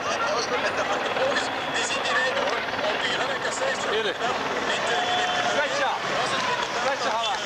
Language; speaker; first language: Dutch; native; Dutch